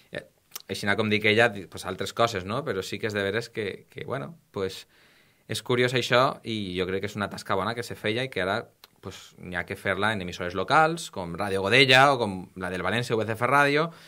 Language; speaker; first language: Catalan; native; Catalan